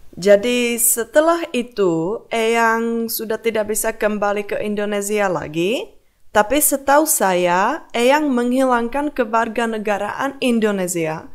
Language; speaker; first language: Indonesian; non-native, fluent; Czech